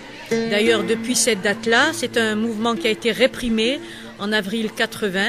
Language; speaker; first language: French; non-native, local second language; Kabyle